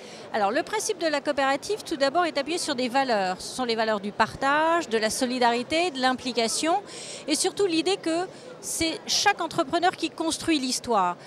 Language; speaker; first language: French; native; French